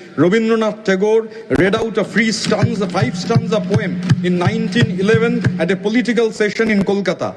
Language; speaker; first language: English; non-native, local second language; Bangla